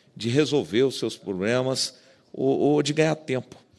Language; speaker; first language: Portuguese; native; Portuguese